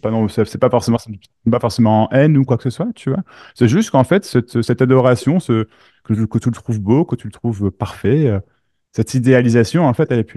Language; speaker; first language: French; native; French